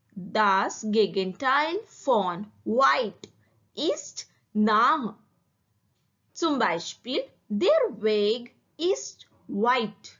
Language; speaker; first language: German; non-native, learner; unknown